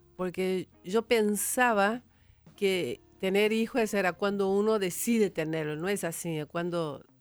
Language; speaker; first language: Spanish; non-native, fluent; Portuguese